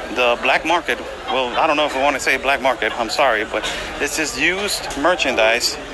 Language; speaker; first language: English; non-native, fluent; Spanish